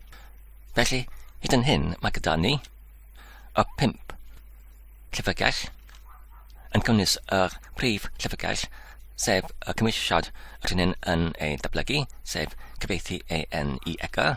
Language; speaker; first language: Welsh; non-native, fluent; English